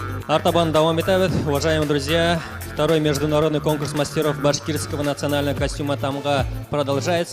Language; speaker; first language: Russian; non-native, local second language; Bashkir